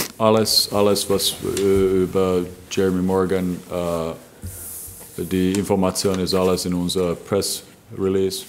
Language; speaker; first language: German; non-native, fluent; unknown